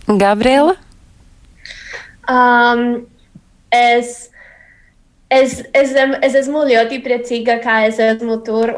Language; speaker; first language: Latvian; non-native, learner; Spanish